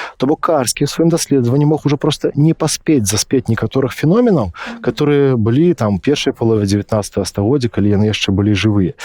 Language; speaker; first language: Belarusian; non-native, local second language; Russian